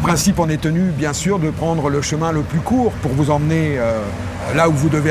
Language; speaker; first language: French; native; French